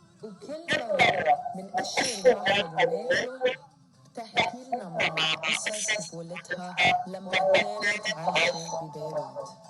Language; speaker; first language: Arabic; early bilingual, heritage; Arabic